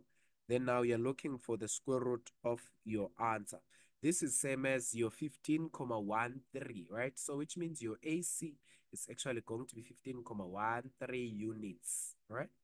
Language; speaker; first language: English; non-native, local second language; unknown